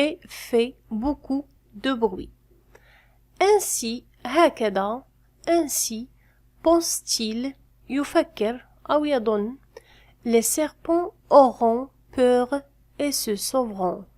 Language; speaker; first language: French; non-native, fluent; Arabic